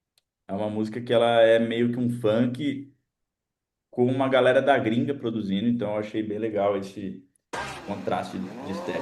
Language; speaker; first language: Portuguese; native; Portuguese